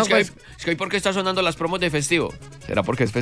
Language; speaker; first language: Spanish; native; Spanish